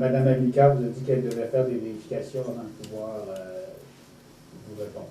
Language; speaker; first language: French; native; French